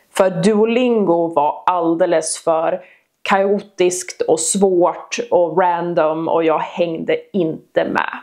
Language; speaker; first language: Swedish; native; Swedish